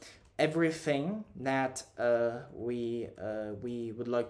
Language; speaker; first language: English; non-native, fluent; Czech